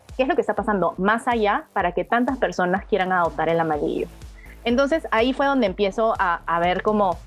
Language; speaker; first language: Spanish; native; Spanish